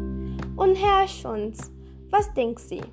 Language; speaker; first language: German; non-native, learner; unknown